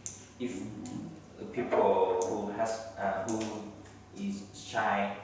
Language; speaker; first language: English; non-native, learner; Vietnamese